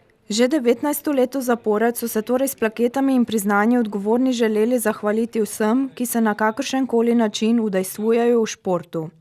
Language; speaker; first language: Slovenian; native; Slovenian